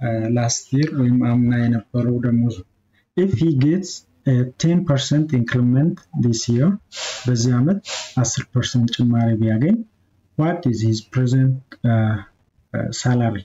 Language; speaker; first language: English; non-native, local second language; Amharic